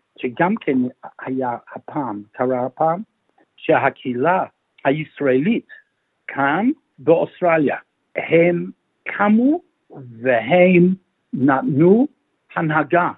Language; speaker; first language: Hebrew; non-native, fluent; English